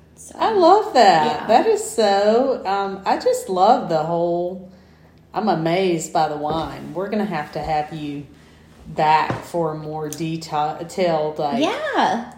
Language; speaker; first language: English; native; English